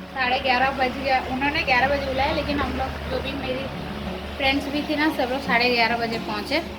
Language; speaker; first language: Hindi; non-native, local second language; Telugu